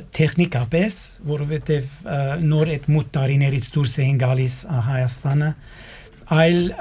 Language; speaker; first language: Armenian; early bilingual, heritage; Armenian